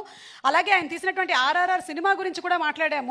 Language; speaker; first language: Telugu; native; Telugu